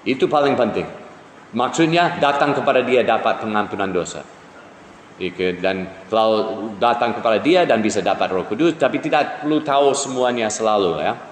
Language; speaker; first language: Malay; non-native, fluent; English